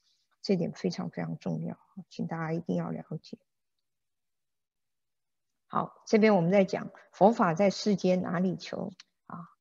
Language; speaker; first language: Chinese; native; Chinese